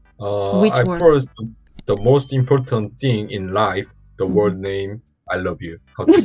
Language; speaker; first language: English; non-native, learner; Korean